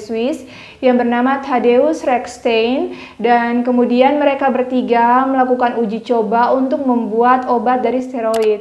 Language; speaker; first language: Indonesian; native; Indonesian